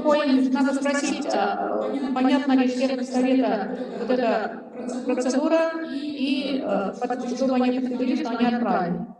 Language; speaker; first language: Russian; native; Russian